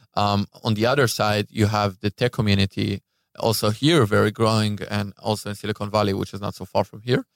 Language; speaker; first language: English; non-native, fluent; Hebrew